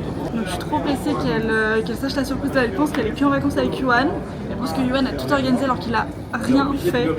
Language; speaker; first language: French; native; French